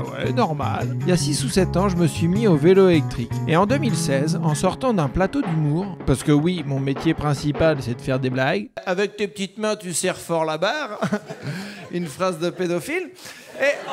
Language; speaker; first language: French; native; French